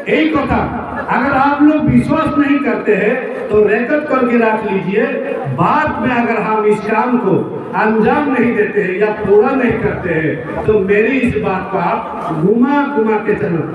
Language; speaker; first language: Hindi; non-native, local second language; Bangla